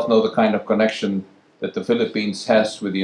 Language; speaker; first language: English; non-native, local second language; Filipino